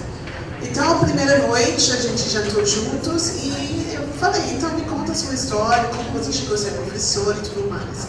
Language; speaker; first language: Portuguese; non-native, fluent; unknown